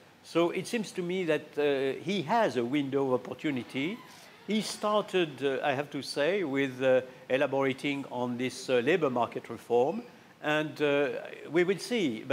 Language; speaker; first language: English; non-native, fluent; French